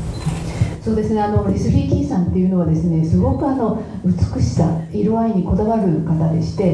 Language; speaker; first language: Japanese; native; Japanese